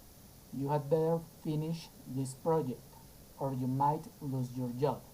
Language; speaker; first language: English; non-native, fluent; Spanish